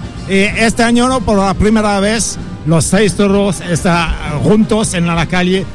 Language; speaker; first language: Spanish; non-native, learner; French